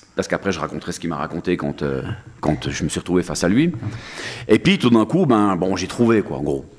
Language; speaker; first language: French; native; French